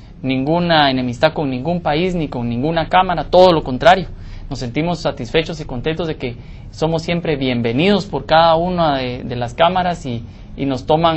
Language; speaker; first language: Spanish; native; Spanish